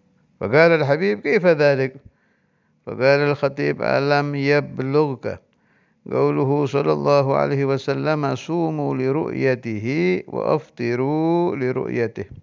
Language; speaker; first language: Arabic; non-native, fluent; Indonesian